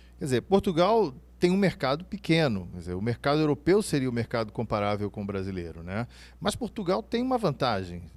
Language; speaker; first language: Portuguese; native; Portuguese